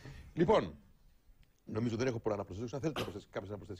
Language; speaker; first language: Greek; native; Greek